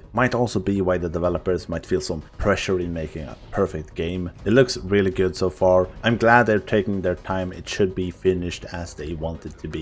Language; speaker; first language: English; non-native, fluent; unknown